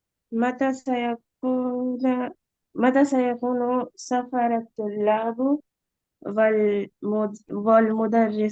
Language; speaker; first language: Arabic; non-native, learner; Urdu